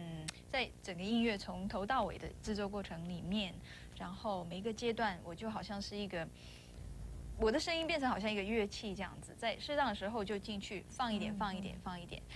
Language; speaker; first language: Chinese; non-native, local second language; Cantonese